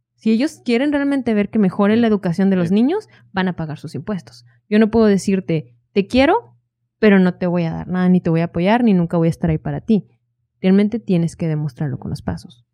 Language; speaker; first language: Spanish; native; Spanish